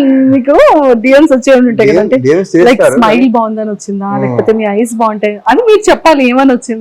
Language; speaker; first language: Telugu; native; Telugu